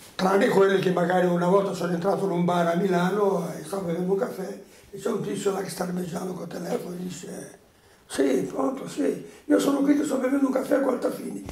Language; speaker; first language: Italian; non-native, fluent; Portuguese